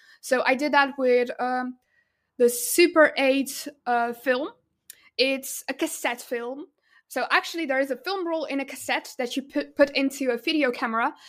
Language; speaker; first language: English; non-native, fluent; Russian